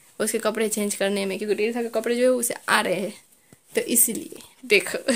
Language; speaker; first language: Hindi; non-native, local second language; Gujarati